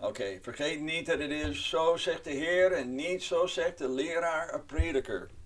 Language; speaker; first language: Dutch; non-native, fluent; English